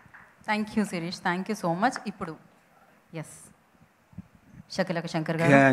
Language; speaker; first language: Telugu; native; Telugu